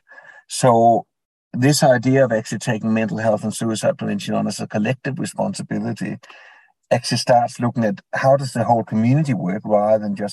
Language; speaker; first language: English; non-native, fluent; Danish